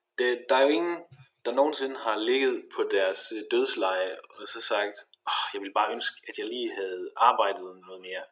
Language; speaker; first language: Danish; native; Danish